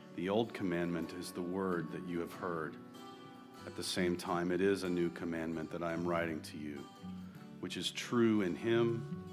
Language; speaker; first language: English; native; English